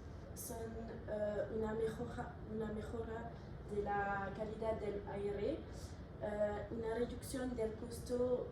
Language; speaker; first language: Spanish; non-native, learner; French